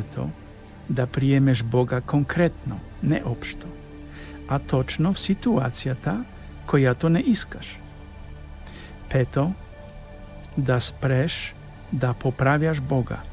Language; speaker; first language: Bulgarian; non-native, fluent; Polish